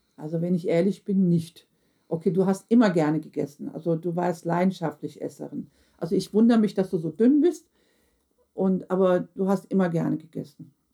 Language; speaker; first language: German; early bilingual, other home language; Turkish